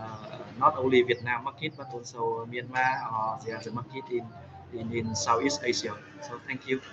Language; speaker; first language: English; non-native, fluent; Vietnamese